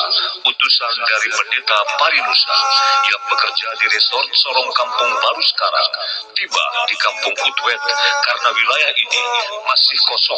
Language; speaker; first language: Indonesian; native; Indonesian